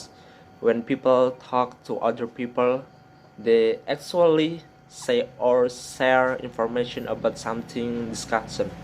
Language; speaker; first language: English; non-native, learner; Indonesian